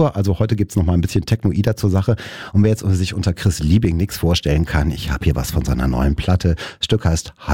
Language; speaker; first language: German; native; German